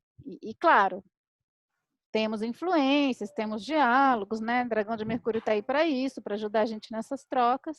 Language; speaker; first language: Portuguese; native; Portuguese